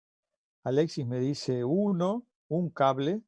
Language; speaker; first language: Spanish; native; Spanish